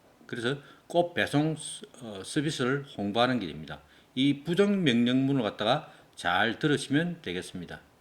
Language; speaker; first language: Korean; native; Korean